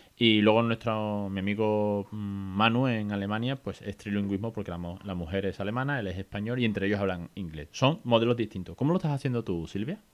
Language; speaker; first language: Spanish; native; Spanish